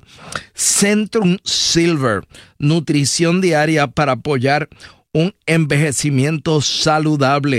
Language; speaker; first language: Spanish; native; Spanish